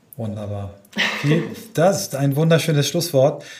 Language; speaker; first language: German; native; German